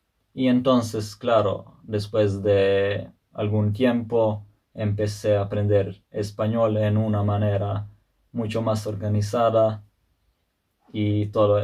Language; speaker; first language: Spanish; non-native, fluent; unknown